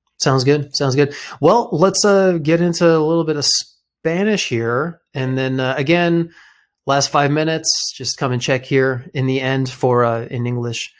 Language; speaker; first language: English; native; English